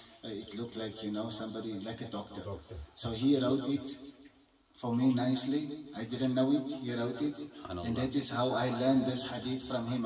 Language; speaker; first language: English; native; English